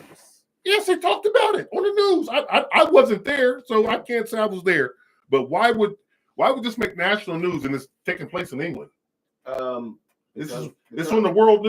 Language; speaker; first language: English; native; English